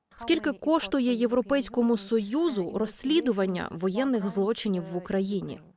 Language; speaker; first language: Ukrainian; native; Ukrainian